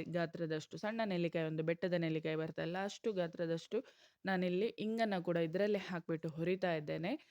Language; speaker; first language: Kannada; non-native, local second language; Konkani